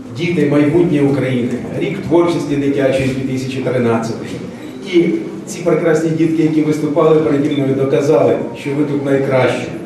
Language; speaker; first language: Ukrainian; native; Ukrainian